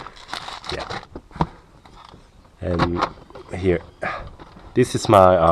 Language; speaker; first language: English; non-native, learner; Korean